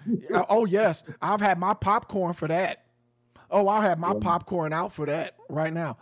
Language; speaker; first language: English; native; English